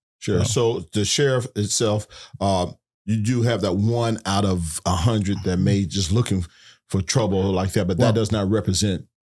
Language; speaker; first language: English; native; English